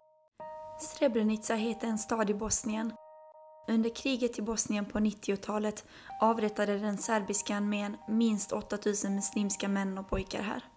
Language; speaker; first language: Swedish; early bilingual, other home language; Bosnian